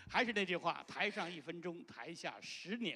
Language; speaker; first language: Chinese; native; Chinese